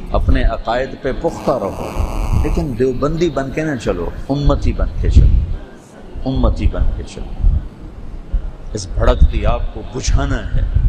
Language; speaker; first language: Urdu; non-native, local second language; Punjabi